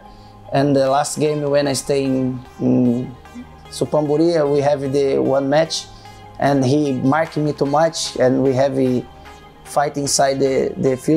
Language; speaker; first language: English; non-native, learner; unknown